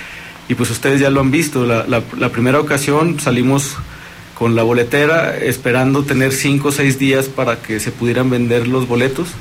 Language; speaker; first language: Spanish; native; Spanish